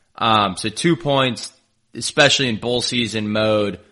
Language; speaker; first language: English; native; English